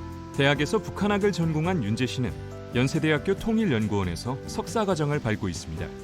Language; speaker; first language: Korean; native; Korean